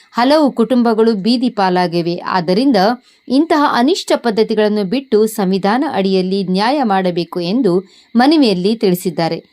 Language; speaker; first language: Kannada; native; Kannada